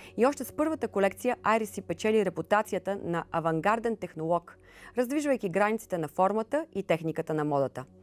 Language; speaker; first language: Bulgarian; native; Bulgarian